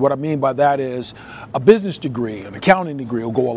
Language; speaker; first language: English; native; English